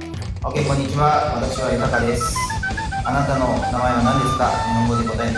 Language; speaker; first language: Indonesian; non-native, fluent; Japanese